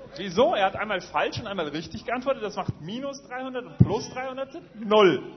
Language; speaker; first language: German; native; German